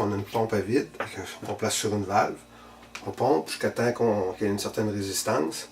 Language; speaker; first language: French; native; French